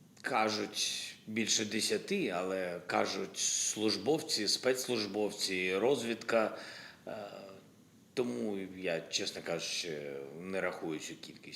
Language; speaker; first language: Ukrainian; non-native, local second language; Russian